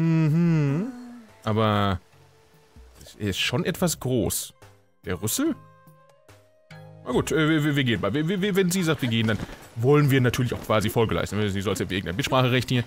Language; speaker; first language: German; native; German